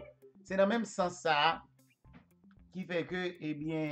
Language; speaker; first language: French; non-native, local second language; Haitian Creole